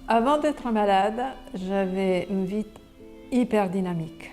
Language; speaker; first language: French; non-native, fluent; Italian